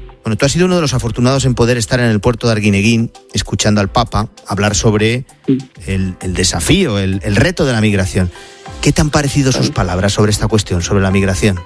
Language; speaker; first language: Spanish; native; Spanish